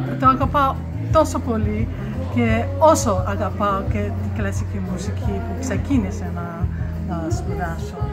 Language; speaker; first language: Greek; early bilingual, heritage; English